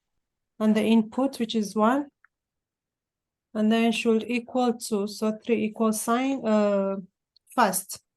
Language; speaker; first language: English; non-native, fluent; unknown